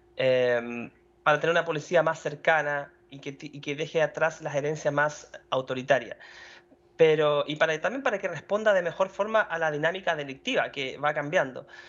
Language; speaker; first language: Spanish; native; Spanish